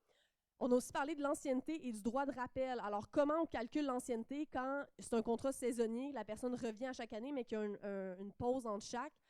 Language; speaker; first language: French; native; French